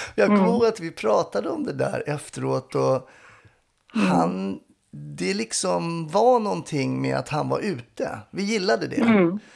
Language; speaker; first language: Swedish; native; Swedish